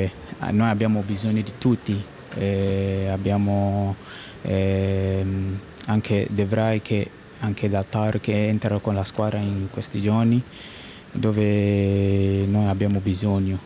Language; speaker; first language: Italian; non-native, fluent; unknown